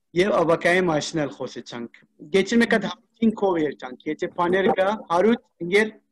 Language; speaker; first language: Armenian; native; Armenian